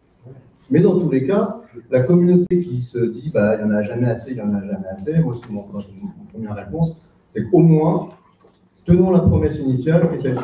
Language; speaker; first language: French; native; French